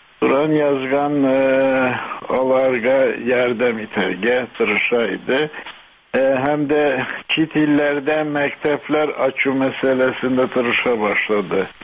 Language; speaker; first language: Tatar; early bilingual, heritage; Tatar